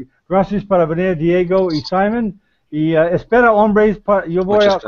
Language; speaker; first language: Spanish; non-native, learner; English